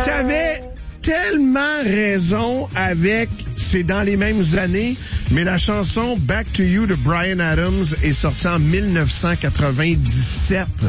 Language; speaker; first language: French; native; French